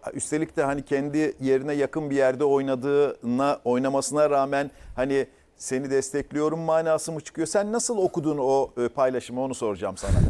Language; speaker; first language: Turkish; native; Turkish